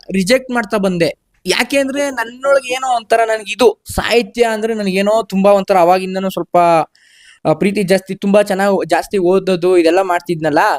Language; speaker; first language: Kannada; native; Kannada